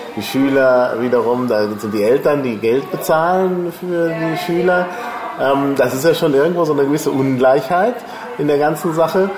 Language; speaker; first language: German; native; German